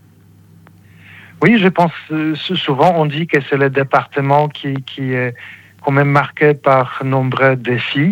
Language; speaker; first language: French; non-native, fluent; Polish